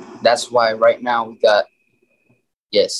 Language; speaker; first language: English; non-native, local second language; Filipino